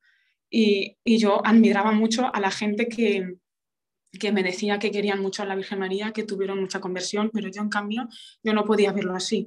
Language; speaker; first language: Spanish; early bilingual, other home language; Romanian